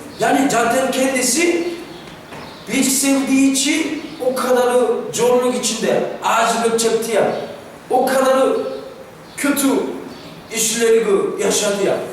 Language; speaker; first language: Turkish; non-native, fluent; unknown